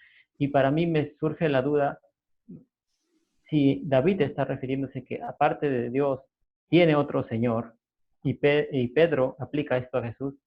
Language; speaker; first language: Spanish; native; Spanish